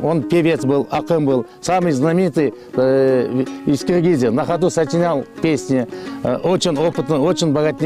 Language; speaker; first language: Russian; non-native, local second language; Kyrgyz